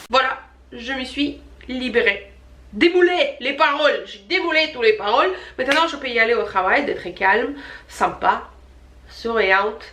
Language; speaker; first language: French; non-native, fluent; Russian